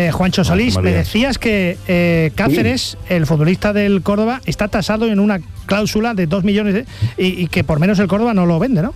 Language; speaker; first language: Spanish; native; Spanish